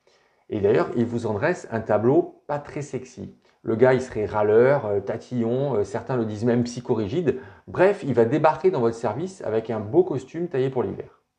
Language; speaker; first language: French; native; French